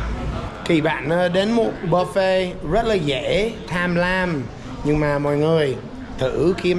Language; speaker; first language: Vietnamese; non-native, fluent; English